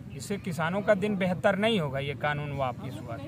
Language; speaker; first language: Hindi; native; Hindi